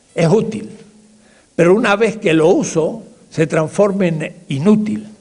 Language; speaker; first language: Spanish; native; Spanish